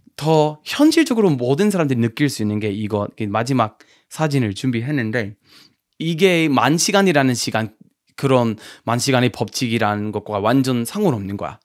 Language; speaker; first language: Korean; non-native, fluent; English